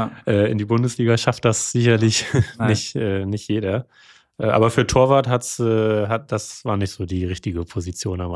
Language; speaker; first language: German; native; German